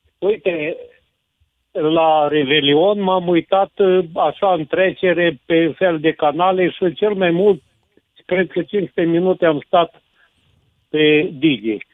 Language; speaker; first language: Romanian; native; Romanian